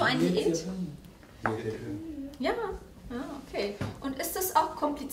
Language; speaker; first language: German; non-native, fluent; Turkish